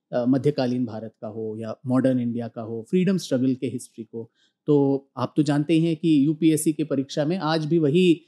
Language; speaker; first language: Hindi; non-native, local second language; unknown